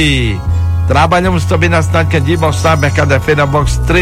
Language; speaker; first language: Portuguese; native; Portuguese